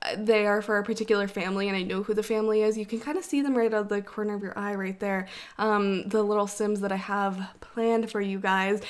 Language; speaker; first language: English; native; English